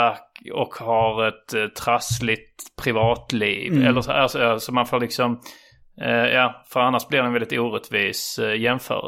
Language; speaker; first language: Swedish; native; Swedish